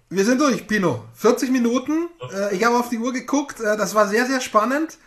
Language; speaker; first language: German; native; German